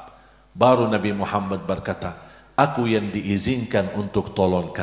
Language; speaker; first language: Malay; non-native, fluent; Arabic